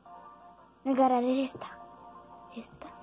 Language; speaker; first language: Spanish; early bilingual, heritage; Spanish